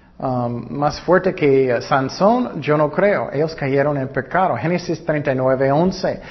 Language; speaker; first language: Spanish; non-native, learner; English